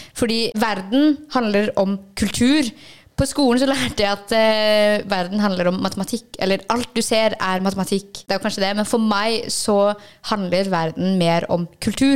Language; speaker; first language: Norwegian; early bilingual, other home language; Hakha Chin